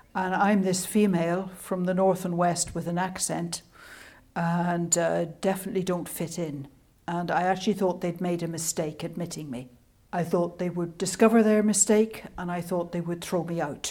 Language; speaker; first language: English; native; English